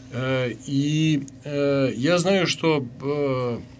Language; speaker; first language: Russian; non-native, fluent; Serbian